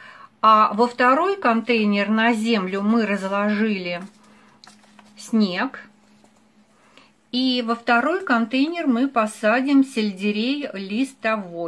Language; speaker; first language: Russian; native; Russian